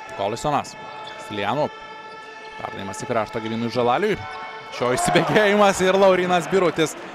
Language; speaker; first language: Lithuanian; native; Lithuanian